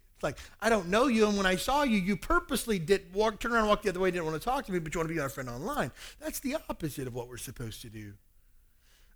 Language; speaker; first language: English; native; English